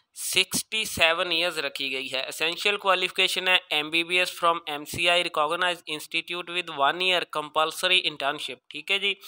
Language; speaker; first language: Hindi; non-native, local second language; Punjabi